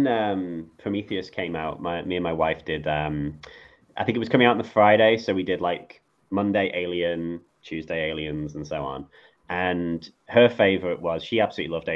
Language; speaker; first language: English; native; English